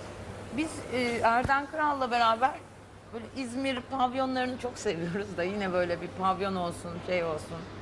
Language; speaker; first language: Turkish; native; Turkish